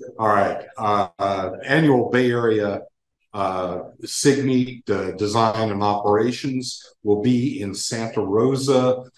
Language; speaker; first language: English; native; English